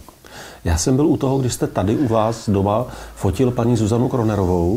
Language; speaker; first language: Czech; native; Czech